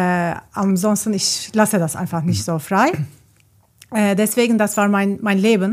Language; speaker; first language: German; non-native, learner; Turkish